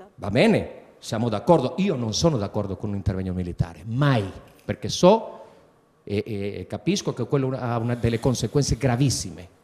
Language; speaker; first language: Italian; early bilingual, heritage; Spanish